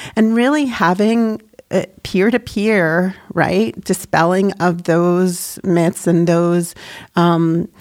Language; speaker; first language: English; native; English